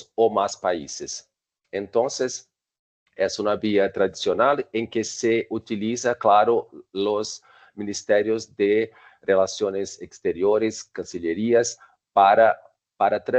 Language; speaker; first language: Spanish; non-native, fluent; Portuguese